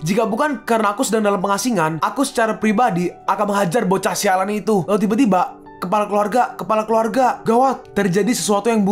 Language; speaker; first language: Indonesian; native; Indonesian